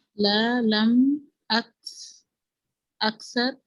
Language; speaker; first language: Arabic; non-native, learner; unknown